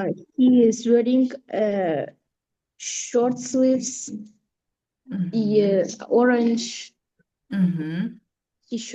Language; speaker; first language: English; non-native, learner; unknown